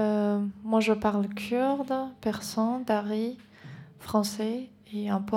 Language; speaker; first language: French; non-native, fluent; Kurdish